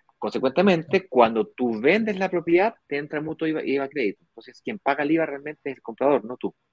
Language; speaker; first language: Spanish; native; Spanish